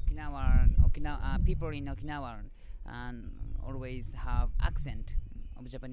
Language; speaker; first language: English; non-native, learner; Japanese